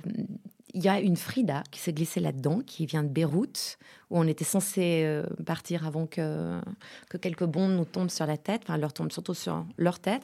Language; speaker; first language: French; native; French